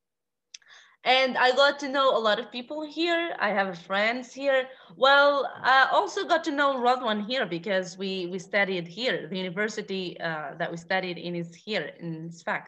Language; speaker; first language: English; non-native, fluent; Arabic